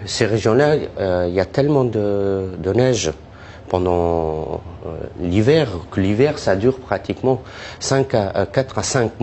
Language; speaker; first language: French; non-native, fluent; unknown